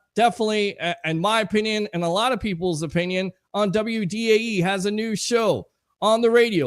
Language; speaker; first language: English; native; English